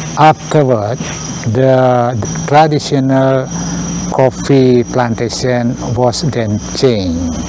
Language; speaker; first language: English; non-native, learner; Indonesian